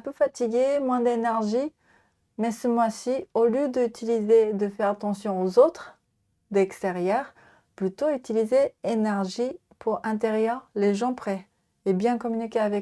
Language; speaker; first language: French; non-native, learner; Japanese